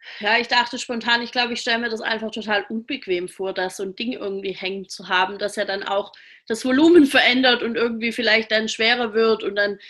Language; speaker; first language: German; native; German